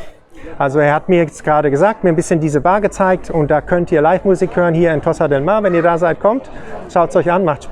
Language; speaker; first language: German; native; German